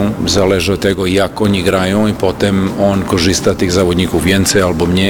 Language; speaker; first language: Polish; non-native, fluent; Serbian